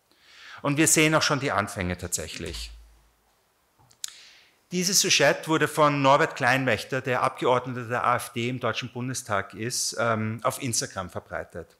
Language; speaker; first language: German; native; German